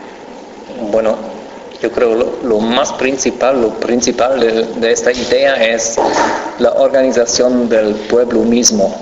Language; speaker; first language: Spanish; non-native, fluent; German